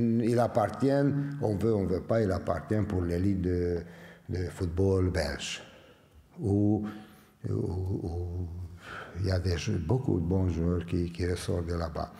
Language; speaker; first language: French; non-native, fluent; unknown